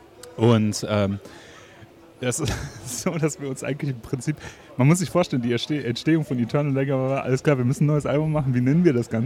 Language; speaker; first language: German; native; German